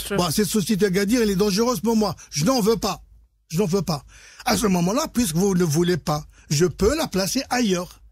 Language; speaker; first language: French; non-native, local second language; Arabic